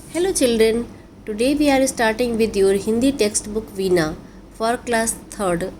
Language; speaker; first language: English; non-native, local second language; Hindi